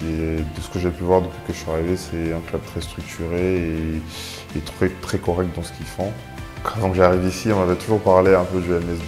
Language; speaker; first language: French; early bilingual, other home language; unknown